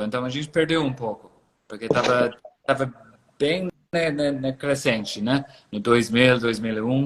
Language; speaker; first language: Portuguese; non-native, fluent; English